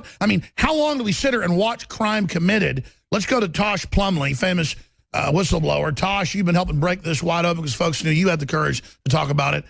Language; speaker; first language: English; native; English